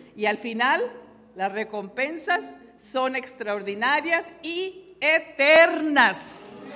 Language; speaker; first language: Spanish; native; Spanish